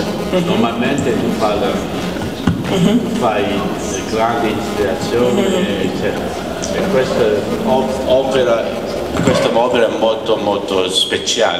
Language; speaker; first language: Italian; non-native, learner; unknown